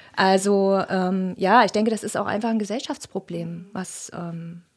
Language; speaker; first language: German; native; German